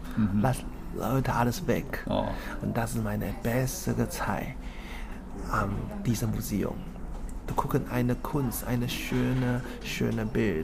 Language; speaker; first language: German; non-native, learner; Chinese